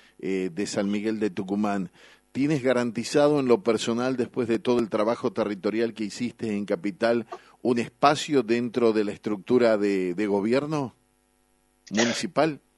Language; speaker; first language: Spanish; native; Spanish